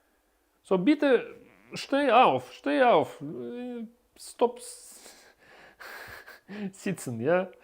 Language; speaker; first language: German; non-native, learner; Russian